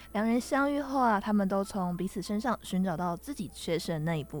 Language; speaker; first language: Chinese; native; Chinese